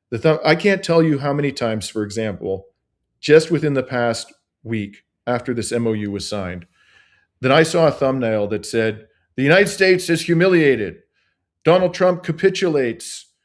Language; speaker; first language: English; native; English